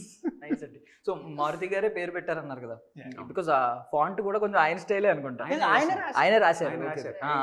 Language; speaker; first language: Telugu; native; Telugu